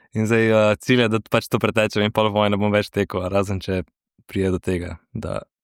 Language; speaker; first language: Slovenian; early bilingual, other home language; Serbian